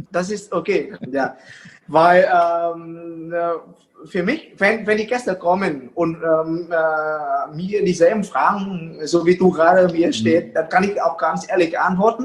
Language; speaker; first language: German; non-native, fluent; Vietnamese